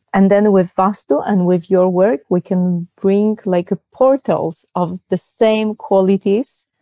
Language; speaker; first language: English; non-native, fluent; Polish